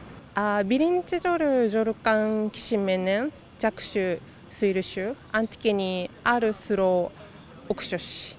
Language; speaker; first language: Kyrgyz; non-native, learner; Japanese